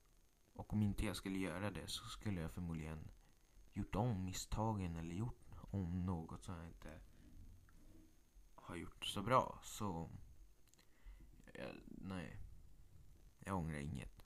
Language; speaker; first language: Swedish; early bilingual, other home language; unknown